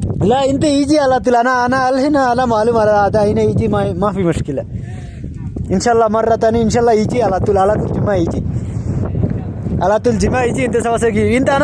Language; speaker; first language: Arabic; non-native, learner; Bangla